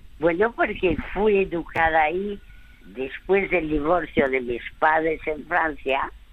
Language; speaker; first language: Spanish; early bilingual, other home language; French